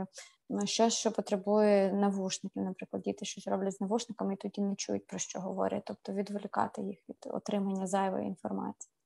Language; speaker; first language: Ukrainian; native; Ukrainian